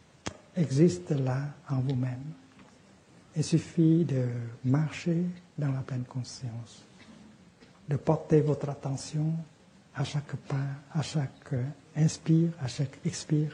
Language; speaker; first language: French; non-native, fluent; Vietnamese